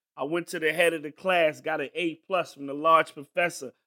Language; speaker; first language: English; native; English